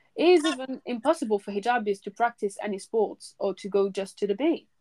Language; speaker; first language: English; early bilingual, other home language; French